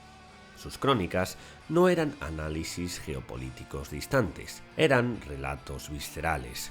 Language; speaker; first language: Spanish; native; Spanish